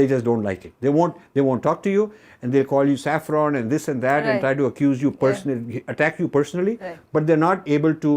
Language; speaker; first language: English; non-native, local second language; Hindi